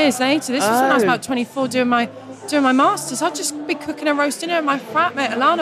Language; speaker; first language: English; native; English